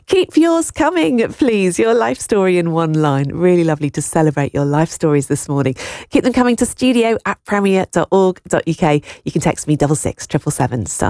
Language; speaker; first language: English; native; English